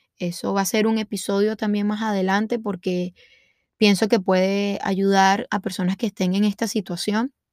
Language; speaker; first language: Spanish; native; Spanish